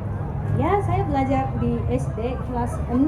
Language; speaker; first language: Indonesian; non-native, fluent; English